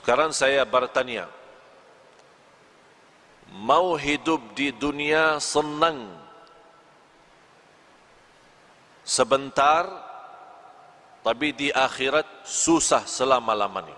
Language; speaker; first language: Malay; non-native, fluent; Arabic